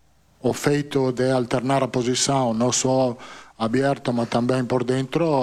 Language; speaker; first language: Portuguese; non-native, fluent; Italian